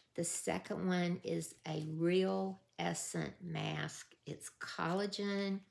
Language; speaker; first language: English; native; English